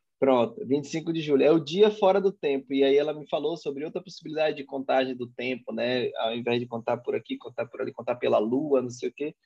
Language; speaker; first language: Portuguese; native; Portuguese